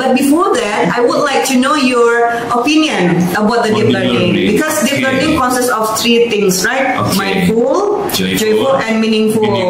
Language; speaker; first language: English; non-native, fluent; Indonesian